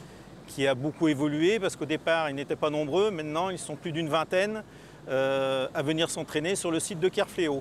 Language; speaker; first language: French; native; French